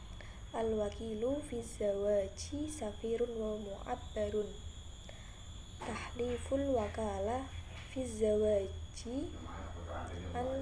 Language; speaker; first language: Arabic; non-native, learner; Indonesian